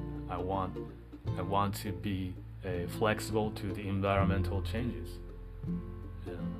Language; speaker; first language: English; non-native, fluent; Japanese